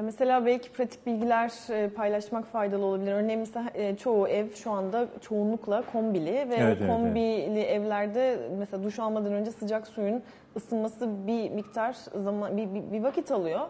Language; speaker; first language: Turkish; native; Turkish